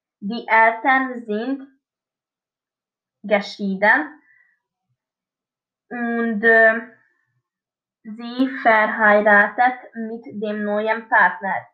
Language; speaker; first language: German; non-native, learner; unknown